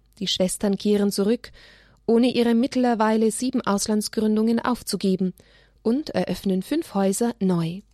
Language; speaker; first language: German; native; German